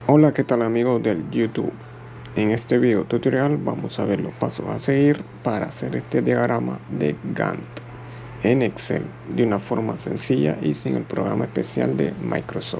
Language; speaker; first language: Spanish; native; Spanish